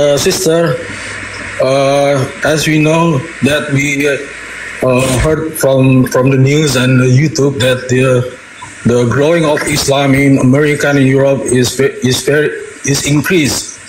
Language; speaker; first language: English; non-native, learner; Indonesian